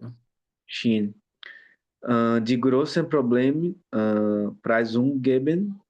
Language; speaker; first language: German; non-native, learner; Portuguese